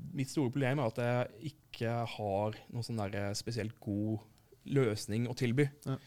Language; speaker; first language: Norwegian; native; Norwegian